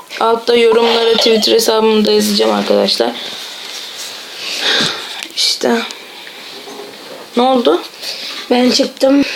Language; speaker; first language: Turkish; native; Turkish